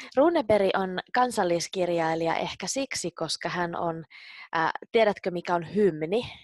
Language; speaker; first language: Finnish; native; Finnish